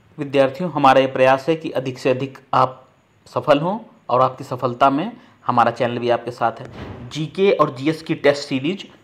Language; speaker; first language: Hindi; native; Hindi